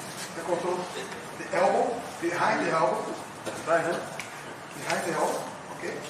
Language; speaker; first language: English; non-native, learner; Portuguese